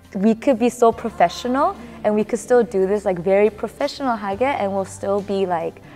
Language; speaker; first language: English; early bilingual, other home language; Korean